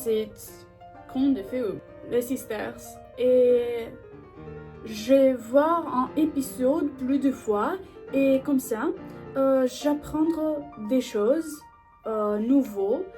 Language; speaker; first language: French; non-native, learner; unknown